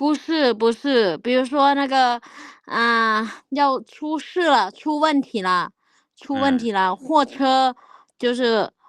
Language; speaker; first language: Chinese; non-native, learner; Lao